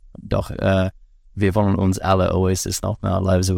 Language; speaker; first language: German; non-native, learner; English